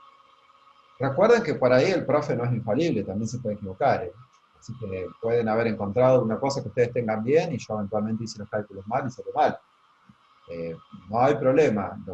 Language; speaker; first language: Spanish; native; Spanish